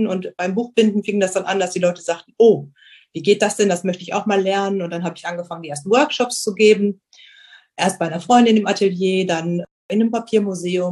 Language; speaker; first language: German; native; German